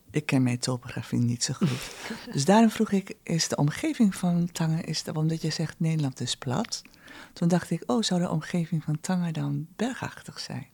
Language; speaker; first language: Dutch; native; Dutch